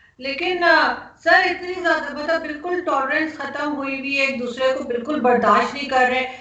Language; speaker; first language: Urdu; native; Urdu